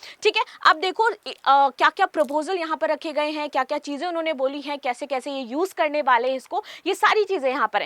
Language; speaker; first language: Hindi; native; Hindi